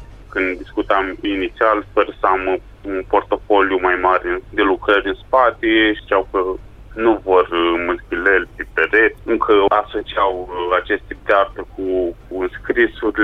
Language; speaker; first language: Romanian; native; Romanian